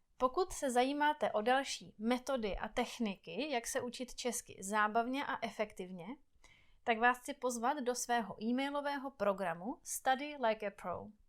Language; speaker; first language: Czech; native; Czech